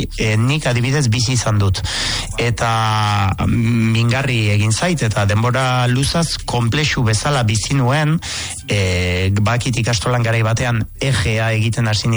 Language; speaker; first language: Basque; non-native, local second language; Spanish